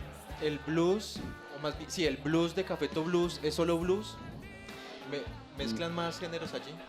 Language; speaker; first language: Spanish; native; Spanish